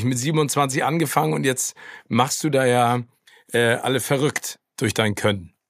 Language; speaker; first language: German; native; German